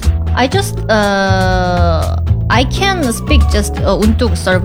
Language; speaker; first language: English; non-native, learner; Korean